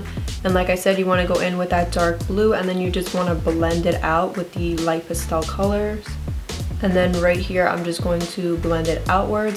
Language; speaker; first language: English; native; English